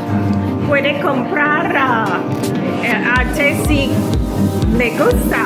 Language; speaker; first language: Spanish; non-native, learner; English